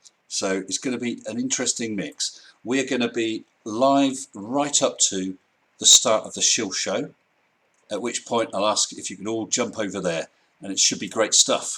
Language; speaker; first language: English; native; English